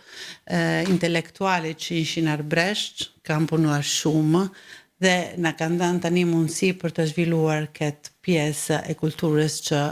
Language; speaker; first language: Albanian; early bilingual, heritage; Albanian